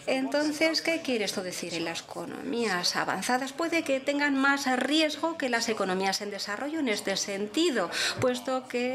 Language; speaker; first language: Spanish; non-native, fluent; English